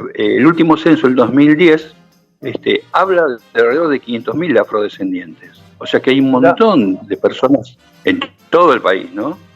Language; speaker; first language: Spanish; native; Spanish